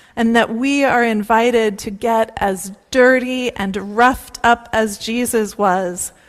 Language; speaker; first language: English; native; English